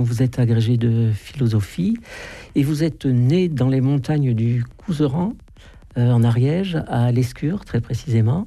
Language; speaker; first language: French; native; French